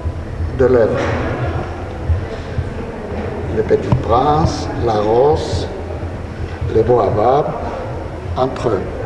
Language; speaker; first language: French; non-native, learner; Spanish